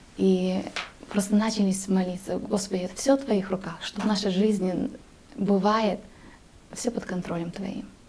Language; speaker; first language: Russian; early bilingual, heritage; Russian